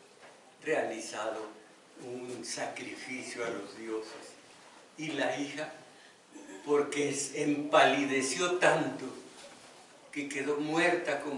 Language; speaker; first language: Spanish; native; Spanish